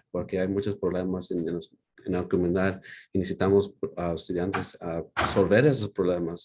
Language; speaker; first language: Spanish; early bilingual, heritage; Spanish